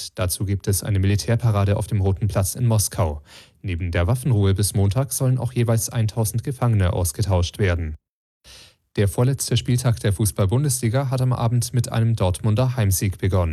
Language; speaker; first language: German; native; German